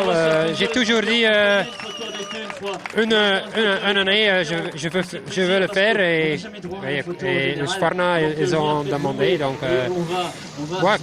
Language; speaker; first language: French; non-native, local second language; Dutch